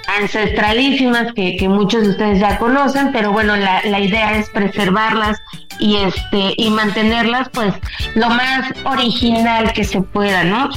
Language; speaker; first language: Spanish; native; Spanish